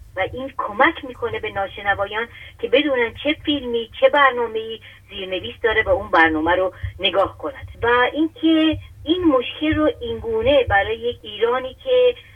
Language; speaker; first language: Persian; native; Persian